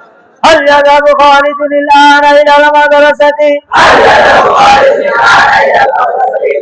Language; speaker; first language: Arabic; non-native, learner; Bangla